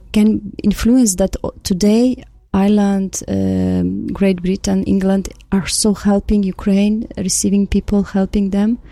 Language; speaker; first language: English; non-native, fluent; Ukrainian